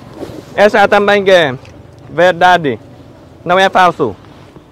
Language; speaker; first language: Portuguese; non-native, learner; Vietnamese